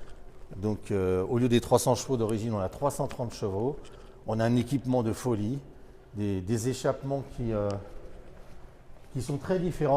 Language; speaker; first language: French; native; French